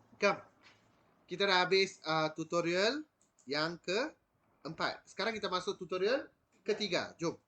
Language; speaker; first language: Malay; non-native, local second language; Tamil